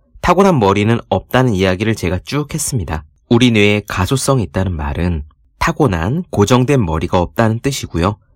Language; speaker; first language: Korean; native; Korean